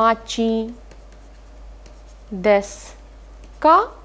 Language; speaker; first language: Japanese; non-native, fluent; Hindi